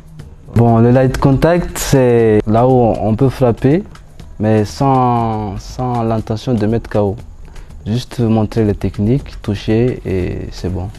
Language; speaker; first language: French; non-native, local second language; Malagasy